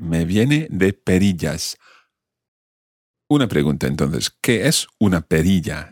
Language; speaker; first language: Spanish; non-native, fluent; English